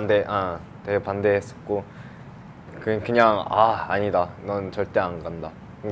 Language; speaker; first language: Korean; non-native, fluent; English